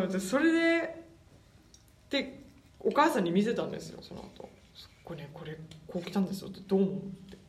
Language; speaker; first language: Japanese; early bilingual, other home language; German